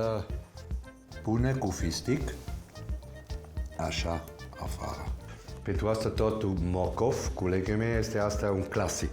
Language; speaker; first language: Romanian; non-native, learner; Swiss German